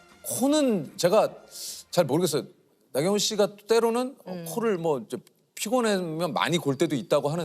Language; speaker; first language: Korean; native; Korean